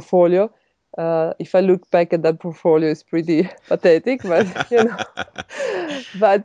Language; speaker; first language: English; non-native, fluent; Italian